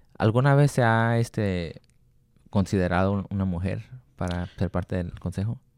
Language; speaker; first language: Spanish; early bilingual, heritage; Spanish